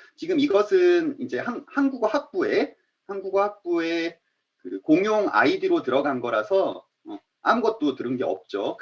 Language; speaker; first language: Korean; native; Korean